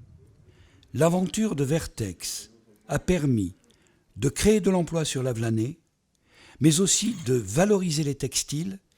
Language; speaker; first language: French; native; French